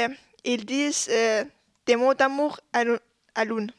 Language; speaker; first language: French; non-native, learner; Persian